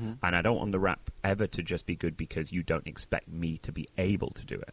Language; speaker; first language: English; native; English